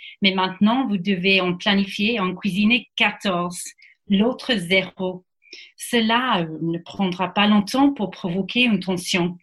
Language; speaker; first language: French; non-native, fluent; English